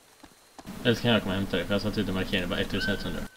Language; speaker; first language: Swedish; native; Swedish